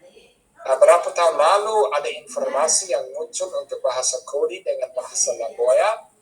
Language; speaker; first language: Indonesian; non-native, fluent; English